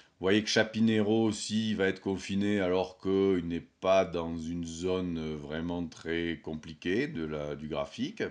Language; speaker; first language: French; native; French